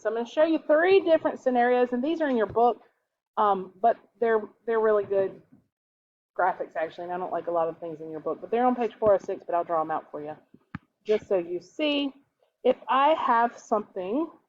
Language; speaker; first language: English; native; English